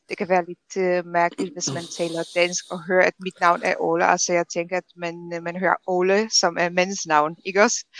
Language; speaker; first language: Danish; non-native, fluent; Polish